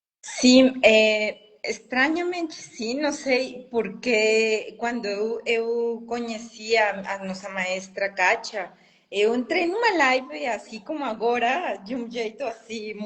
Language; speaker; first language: Portuguese; non-native, fluent; Spanish